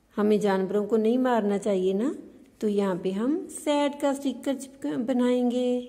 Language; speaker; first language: Hindi; non-native, local second language; Punjabi